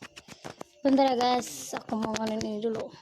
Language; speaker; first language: Indonesian; native; Indonesian